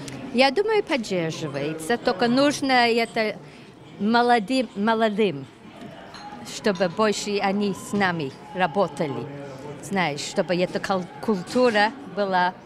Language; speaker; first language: Russian; early bilingual, heritage; Russian